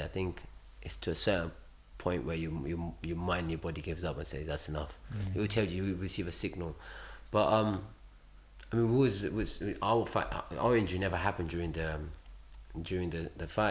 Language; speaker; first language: English; early bilingual, other home language; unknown